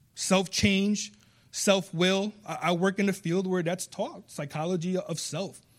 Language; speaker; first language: English; early bilingual, other home language; Spanish